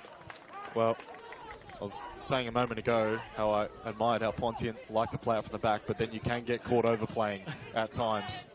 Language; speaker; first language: English; native; English